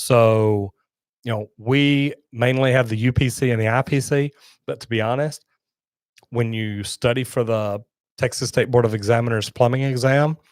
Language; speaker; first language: English; native; English